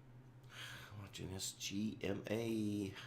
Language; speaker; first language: English; native; English